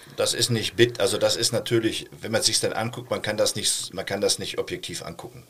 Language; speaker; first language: German; native; German